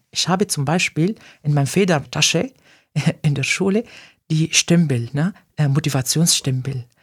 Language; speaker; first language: German; non-native, fluent; Arabic